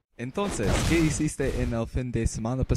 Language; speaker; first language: Spanish; non-native, learner; English